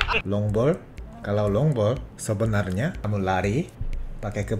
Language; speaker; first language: Indonesian; non-native, fluent; Korean